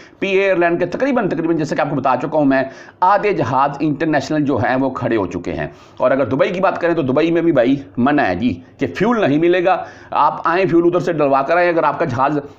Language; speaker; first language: Urdu; non-native, local second language; Punjabi